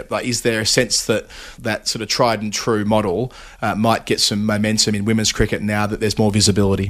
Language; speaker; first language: English; native; English